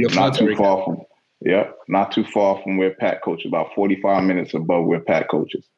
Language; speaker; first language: English; native; English